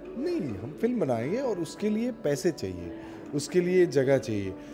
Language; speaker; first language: Hindi; non-native, local second language; Assamese